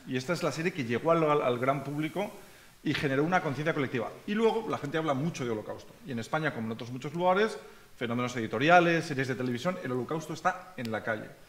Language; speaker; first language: Spanish; native; Spanish